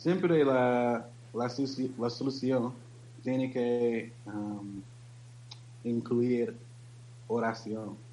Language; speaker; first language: Spanish; non-native, learner; English